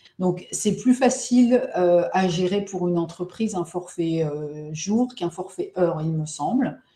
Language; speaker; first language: French; native; French